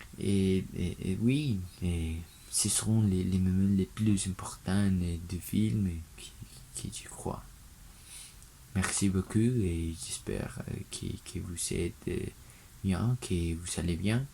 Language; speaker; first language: French; non-native, learner; Spanish